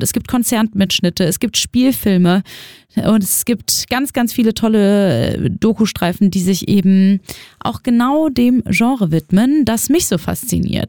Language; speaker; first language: German; native; German